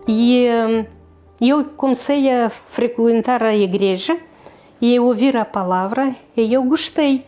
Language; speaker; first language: Portuguese; non-native, fluent; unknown